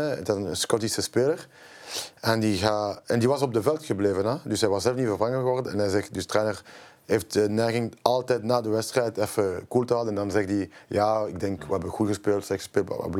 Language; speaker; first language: Dutch; non-native, local second language; French